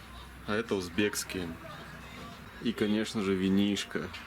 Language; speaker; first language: Russian; native; Russian